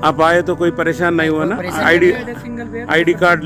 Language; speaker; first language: Hindi; non-native, local second language; Telugu